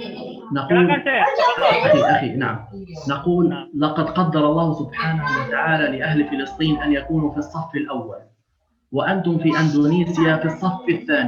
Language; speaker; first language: Arabic; native; Arabic